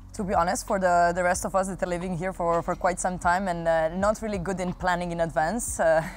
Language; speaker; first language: English; non-native, fluent; Serbian